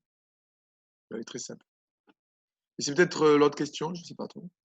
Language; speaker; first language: French; native; French